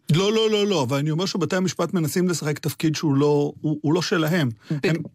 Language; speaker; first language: Hebrew; early bilingual, other home language; Arabic